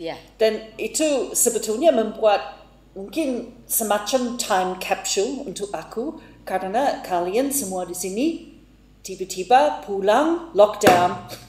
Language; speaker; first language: Indonesian; non-native, fluent; English